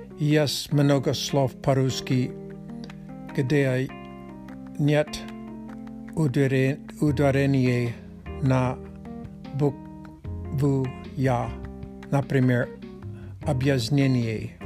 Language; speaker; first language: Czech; non-native, learner; Russian